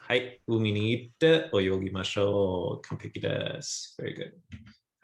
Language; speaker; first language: Japanese; non-native, fluent; English